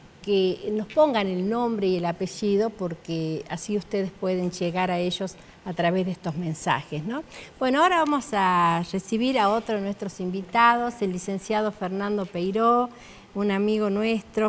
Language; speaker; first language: Spanish; native; Spanish